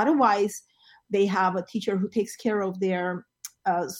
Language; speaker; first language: English; non-native, fluent; Armenian